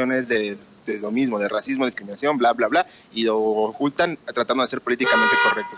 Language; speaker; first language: Spanish; native; Spanish